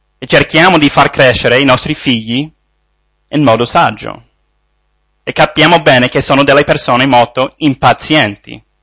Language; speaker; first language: Italian; non-native, fluent; English